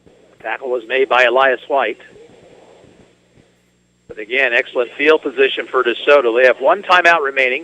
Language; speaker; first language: English; native; English